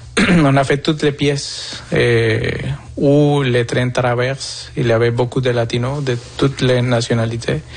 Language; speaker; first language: French; non-native, fluent; Spanish